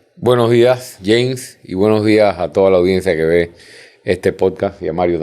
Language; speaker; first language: Spanish; native; Spanish